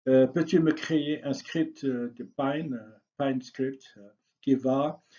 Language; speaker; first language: French; non-native, local second language; Arabic